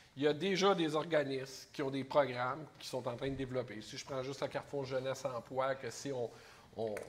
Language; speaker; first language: French; native; French